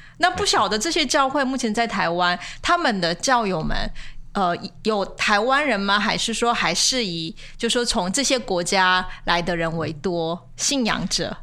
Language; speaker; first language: Chinese; native; Chinese